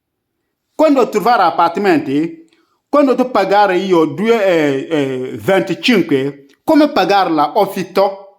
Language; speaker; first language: Italian; non-native, learner; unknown